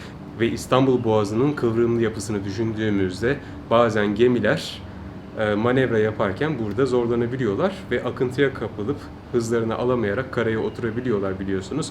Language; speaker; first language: Turkish; native; Turkish